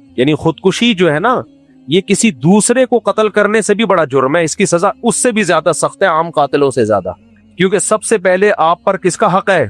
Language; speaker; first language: Urdu; native; Urdu